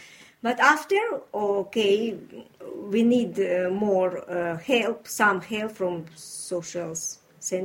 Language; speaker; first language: English; non-native, learner; Ukrainian